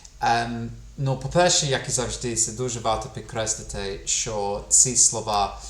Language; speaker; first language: Ukrainian; non-native, fluent; English